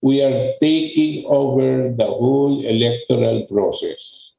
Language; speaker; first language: English; non-native, local second language; Filipino